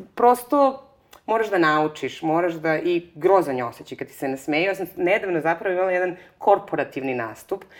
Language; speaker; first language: Serbian; native; Serbian